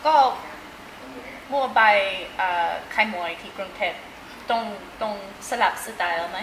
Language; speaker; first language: Thai; non-native, learner; English